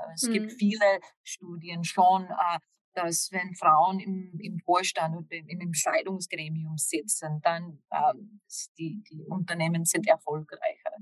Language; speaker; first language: German; non-native, fluent; English